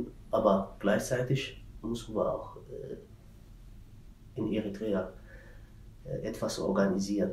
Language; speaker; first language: German; non-native, fluent; Tigrinya